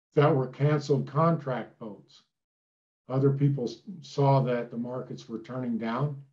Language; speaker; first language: English; native; English